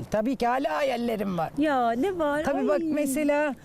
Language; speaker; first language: Turkish; native; Turkish